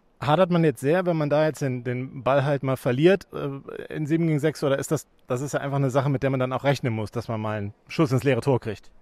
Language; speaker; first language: German; native; German